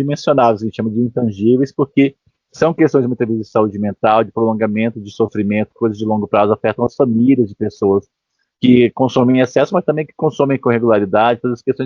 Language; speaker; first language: Portuguese; native; Portuguese